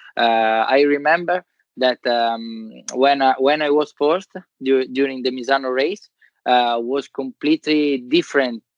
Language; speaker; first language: English; non-native, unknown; Italian